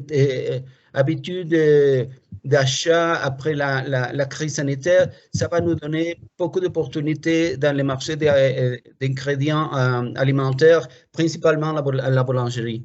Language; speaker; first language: French; non-native, fluent; Spanish